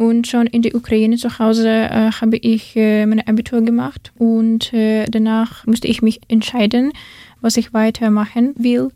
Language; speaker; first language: German; non-native, learner; Ukrainian